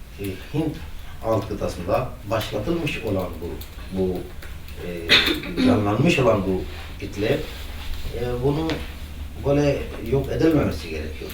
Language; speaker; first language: Turkish; non-native, fluent; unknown